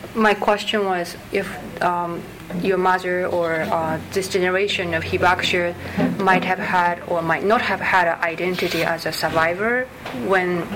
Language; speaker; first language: English; non-native, fluent; Japanese